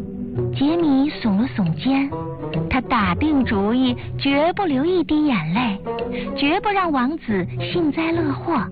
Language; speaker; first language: Chinese; native; Chinese